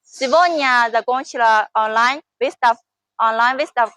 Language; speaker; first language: Russian; non-native, learner; Chinese